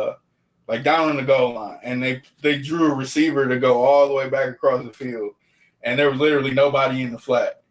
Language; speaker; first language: English; native; English